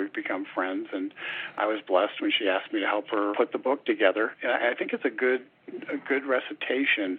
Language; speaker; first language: English; native; English